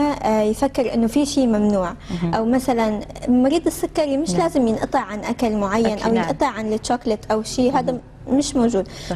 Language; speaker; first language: Arabic; native; Arabic